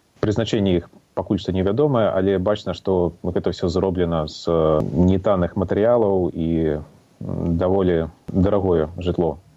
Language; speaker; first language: Belarusian; non-native, local second language; Russian